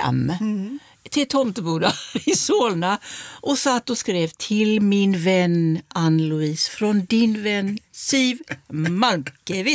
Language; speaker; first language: Swedish; native; Swedish